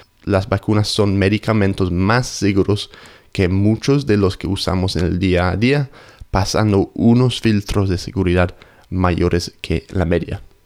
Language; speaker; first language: Spanish; native; Spanish